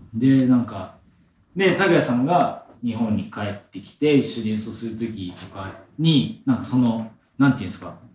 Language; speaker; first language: Japanese; native; Japanese